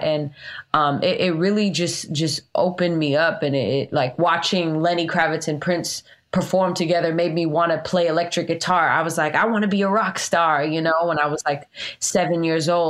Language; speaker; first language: English; native; English